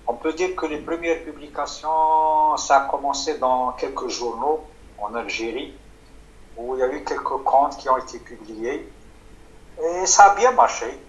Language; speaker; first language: French; non-native, local second language; Arabic